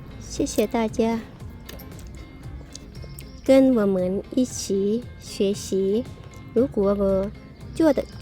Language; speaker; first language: Chinese; non-native, learner; Lao